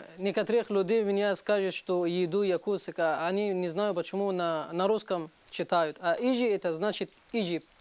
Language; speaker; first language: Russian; non-native, learner; Arabic